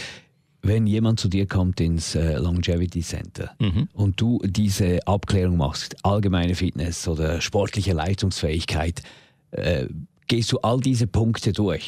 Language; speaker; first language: German; native; German